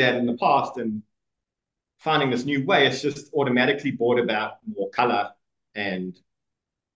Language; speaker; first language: English; native; English